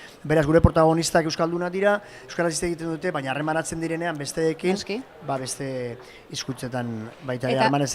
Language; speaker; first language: Basque; native; Basque